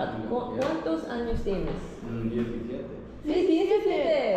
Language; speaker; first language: Spanish; non-native, learner; Korean